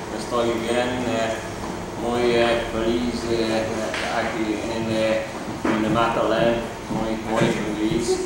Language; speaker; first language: Spanish; non-native, learner; English